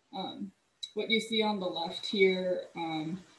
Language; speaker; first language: English; native; English